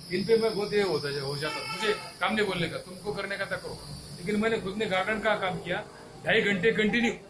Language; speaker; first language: Hindi; non-native, local second language; Marathi